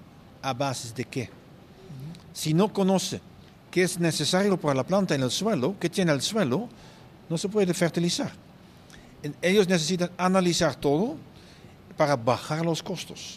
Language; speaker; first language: Spanish; non-native, fluent; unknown